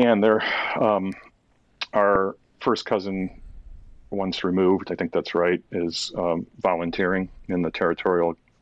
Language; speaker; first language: English; early bilingual, other home language; Ukrainian